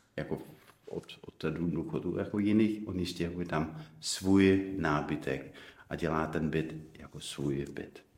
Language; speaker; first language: Czech; non-native, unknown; Danish